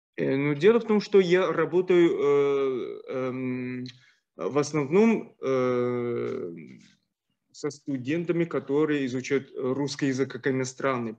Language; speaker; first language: Russian; non-native, fluent; Chinese